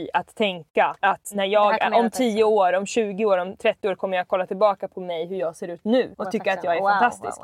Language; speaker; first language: Swedish; native; Swedish